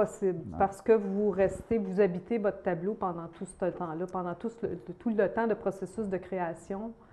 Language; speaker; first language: French; native; French